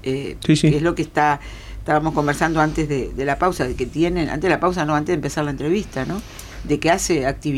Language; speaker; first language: Spanish; native; Spanish